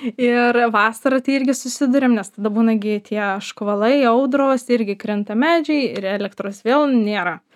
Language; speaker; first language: Lithuanian; native; Lithuanian